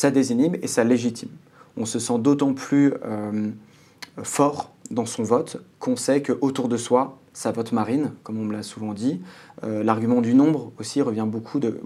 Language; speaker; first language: French; native; French